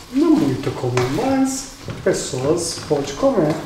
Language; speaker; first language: Portuguese; non-native, learner; Turkish